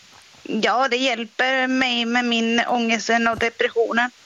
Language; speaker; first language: Swedish; non-native, local second language; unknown